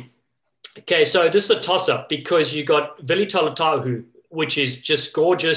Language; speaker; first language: English; native; English